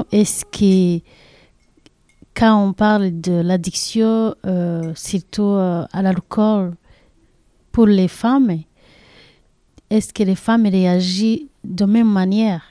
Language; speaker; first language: French; non-native, learner; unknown